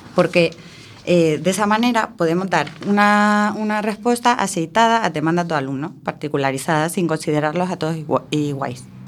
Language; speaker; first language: Galician; non-native, local second language; Spanish